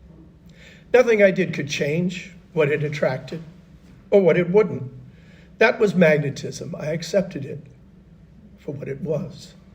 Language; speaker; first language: English; native; English